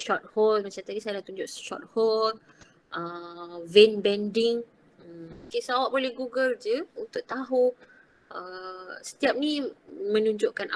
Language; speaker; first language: Malay; native; Malay